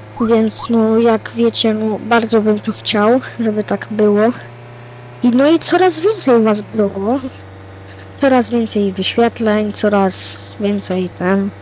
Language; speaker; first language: Polish; native; Polish